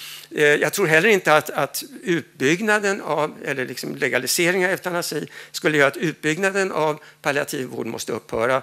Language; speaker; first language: Swedish; native; Swedish